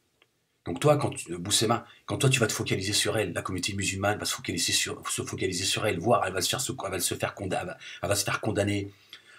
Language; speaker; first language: French; native; French